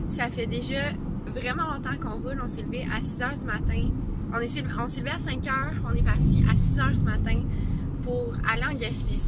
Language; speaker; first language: French; native; French